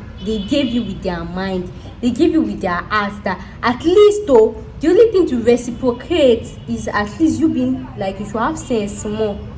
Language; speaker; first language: English; non-native, local second language; Yoruba